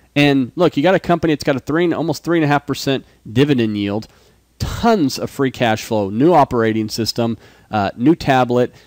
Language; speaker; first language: English; native; English